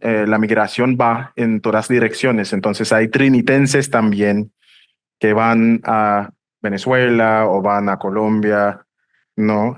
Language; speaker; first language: Spanish; non-native, fluent; English